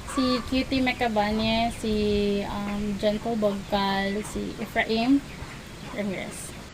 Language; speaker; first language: Cebuano; non-native, local second language; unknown